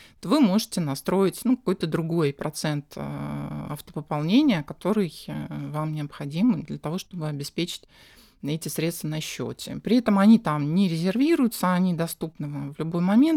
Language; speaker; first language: Russian; native; Russian